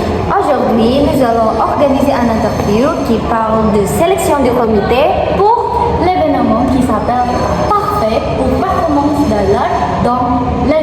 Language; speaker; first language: French; non-native, learner; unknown